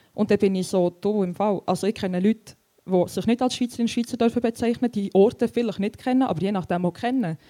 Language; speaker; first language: German; native; German